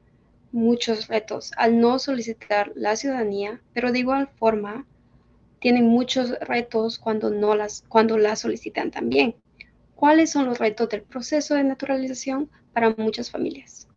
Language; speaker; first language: Spanish; early bilingual, heritage; Spanish